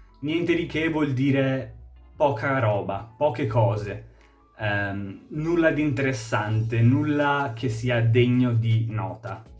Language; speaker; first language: Italian; native; Italian